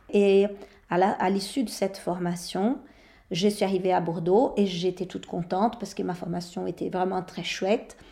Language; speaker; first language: French; non-native, fluent; Portuguese